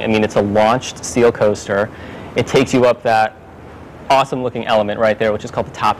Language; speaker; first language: English; native; English